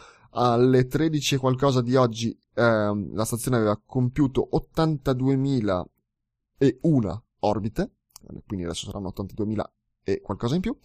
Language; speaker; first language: Italian; native; Italian